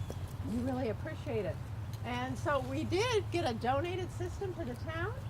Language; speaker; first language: English; native; English